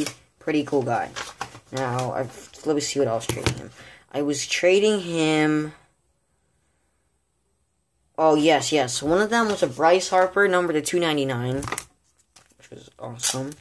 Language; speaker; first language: English; native; English